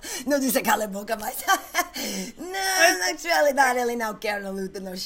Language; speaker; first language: Portuguese; non-native, learner; English